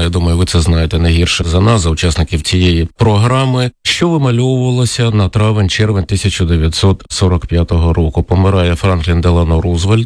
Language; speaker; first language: Ukrainian; native; Ukrainian